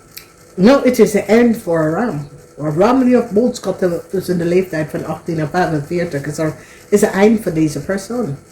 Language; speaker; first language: Dutch; non-native, learner; English